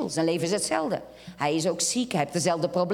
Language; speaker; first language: Dutch; non-native, fluent; Portuguese